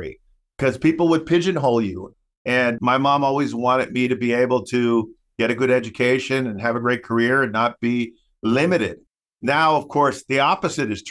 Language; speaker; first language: English; native; English